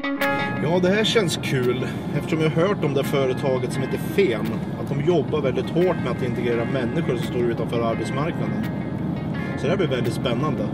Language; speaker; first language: Swedish; native; Swedish